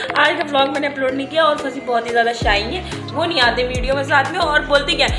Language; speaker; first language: Hindi; native; Hindi